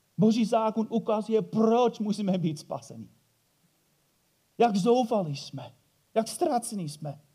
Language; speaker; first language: Czech; non-native, fluent; English